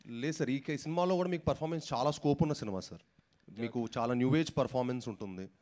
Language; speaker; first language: Telugu; native; Telugu